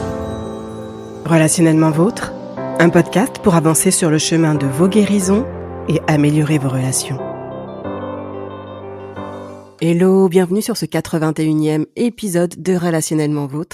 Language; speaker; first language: French; native; French